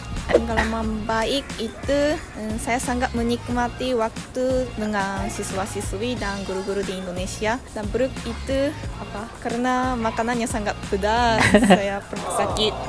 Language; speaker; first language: Indonesian; non-native, learner; Japanese